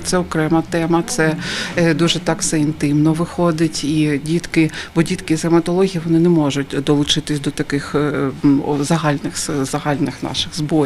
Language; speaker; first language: Ukrainian; native; Ukrainian